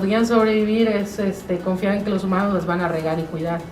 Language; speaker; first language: Spanish; native; Spanish